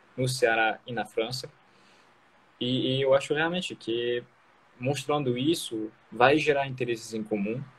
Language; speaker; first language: Portuguese; non-native, fluent; French